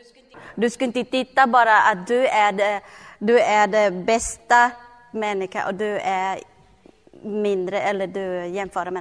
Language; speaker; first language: Swedish; non-native, learner; Thai